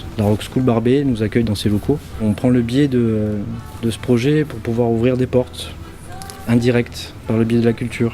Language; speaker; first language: French; native; French